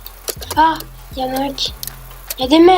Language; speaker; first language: French; native; French